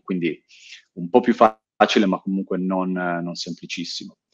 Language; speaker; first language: Italian; native; Italian